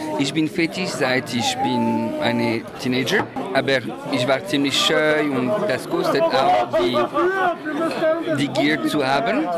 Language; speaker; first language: German; non-native, local second language; French